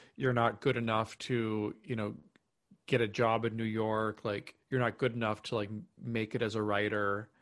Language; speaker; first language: English; native; English